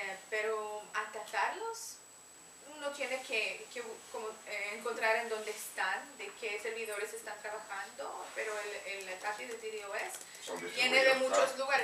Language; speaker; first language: Spanish; non-native, fluent; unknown